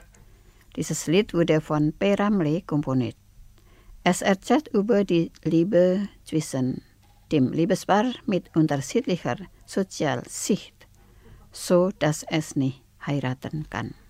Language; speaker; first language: German; non-native, fluent; Indonesian